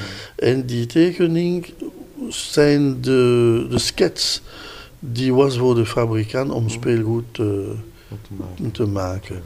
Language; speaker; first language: Dutch; non-native, local second language; French